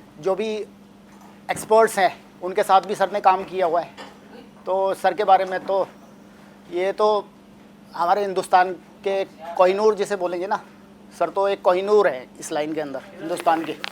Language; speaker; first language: Hindi; native; Hindi